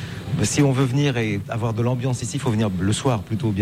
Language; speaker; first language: French; native; French